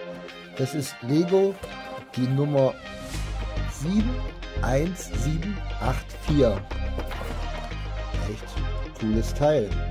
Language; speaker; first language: German; native; German